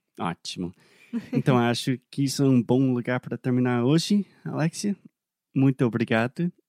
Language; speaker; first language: Portuguese; non-native, fluent; English